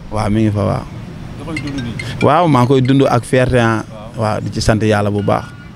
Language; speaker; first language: Wolof; non-native, local second language; Jola-Fonyi